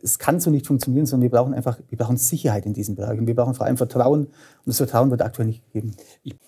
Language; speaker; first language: German; native; German